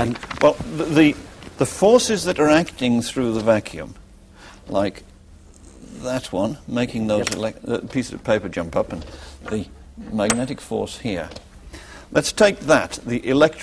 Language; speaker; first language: English; native; English